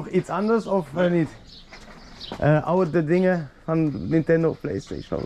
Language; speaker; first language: Dutch; non-native, learner; German